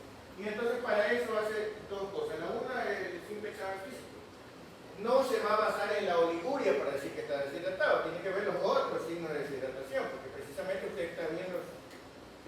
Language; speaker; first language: Spanish; native; Spanish